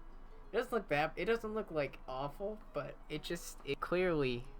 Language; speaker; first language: English; native; English